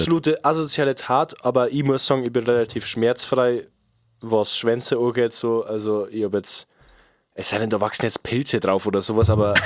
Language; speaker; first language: German; native; German